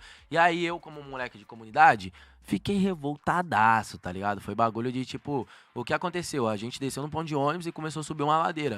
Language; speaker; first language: Portuguese; native; Portuguese